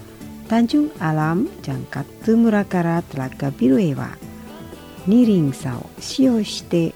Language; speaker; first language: Japanese; non-native, fluent; Indonesian